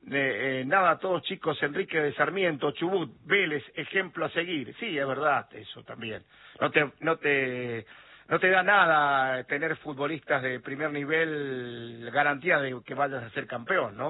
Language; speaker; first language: Spanish; native; Spanish